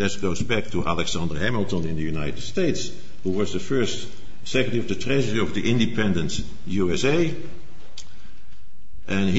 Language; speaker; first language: English; non-native, fluent; Dutch